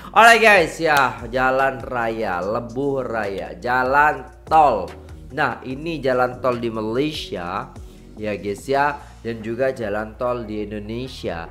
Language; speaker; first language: Indonesian; native; Indonesian